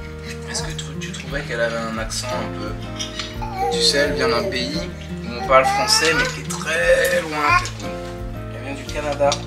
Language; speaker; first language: French; native; French